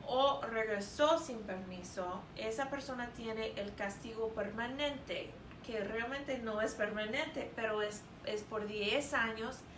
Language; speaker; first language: Spanish; non-native, fluent; English